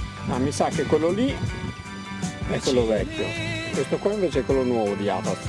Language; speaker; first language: Italian; native; Italian